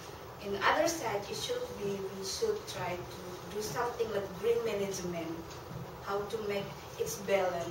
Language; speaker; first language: English; non-native, learner; Indonesian